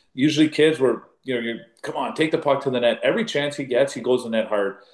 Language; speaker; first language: English; native; English